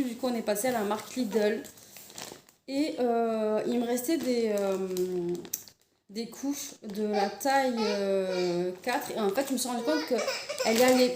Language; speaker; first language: French; native; French